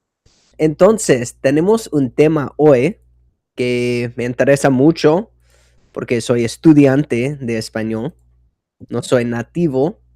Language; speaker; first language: Spanish; non-native, fluent; English